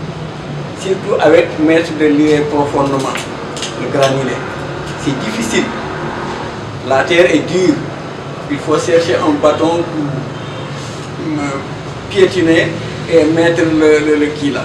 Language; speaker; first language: French; non-native, local second language; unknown